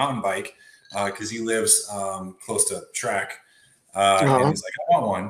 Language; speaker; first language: English; native; English